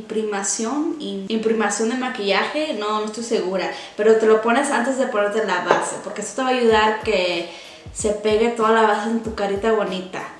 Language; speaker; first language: Spanish; early bilingual, heritage; Spanish